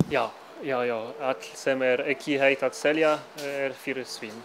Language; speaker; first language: Icelandic; non-native, learner; Swiss German